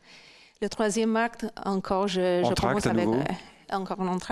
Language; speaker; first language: French; non-native, fluent; Albanian